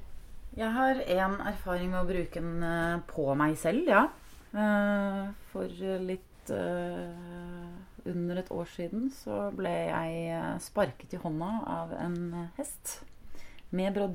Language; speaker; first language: Norwegian; native; Norwegian